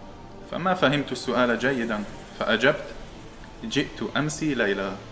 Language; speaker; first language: Arabic; non-native, learner; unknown